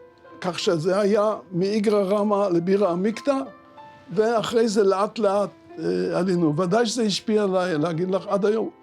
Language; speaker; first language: Hebrew; early bilingual, other home language; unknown